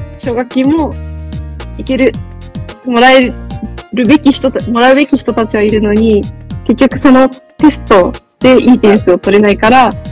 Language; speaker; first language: Japanese; native; Japanese